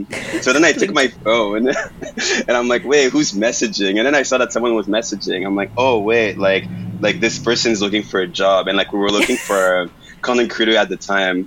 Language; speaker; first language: English; non-native, fluent; French